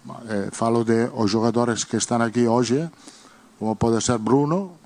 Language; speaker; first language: Portuguese; non-native, learner; Spanish